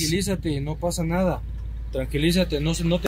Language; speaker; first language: Spanish; native; Spanish